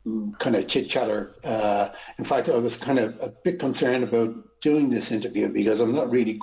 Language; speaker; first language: English; native; English